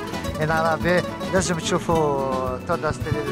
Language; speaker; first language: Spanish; non-native, fluent; Arabic